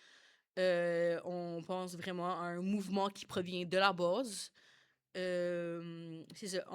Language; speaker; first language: French; native; French